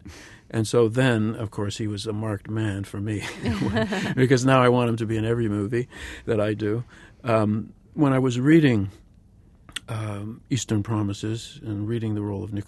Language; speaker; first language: English; native; English